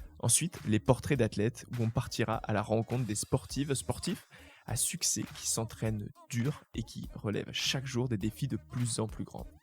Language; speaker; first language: French; native; French